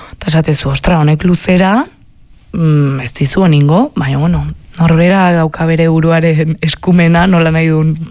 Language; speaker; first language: Basque; native; Basque